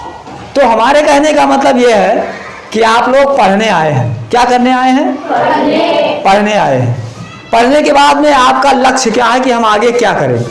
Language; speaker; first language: Hindi; native; Hindi